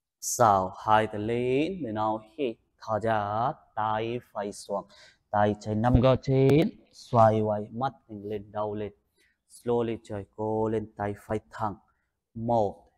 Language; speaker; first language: Vietnamese; non-native, learner; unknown